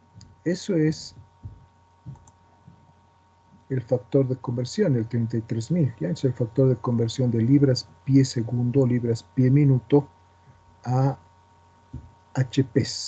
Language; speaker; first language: Spanish; native; Spanish